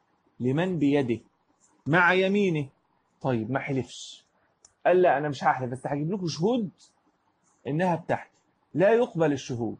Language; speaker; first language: Arabic; native; Arabic